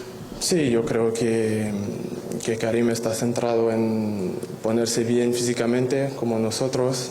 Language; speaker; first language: Spanish; non-native, fluent; French